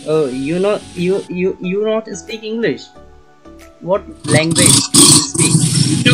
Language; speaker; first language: English; non-native, learner; Hindi